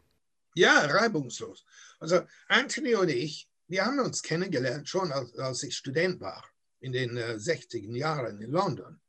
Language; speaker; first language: German; non-native, fluent; English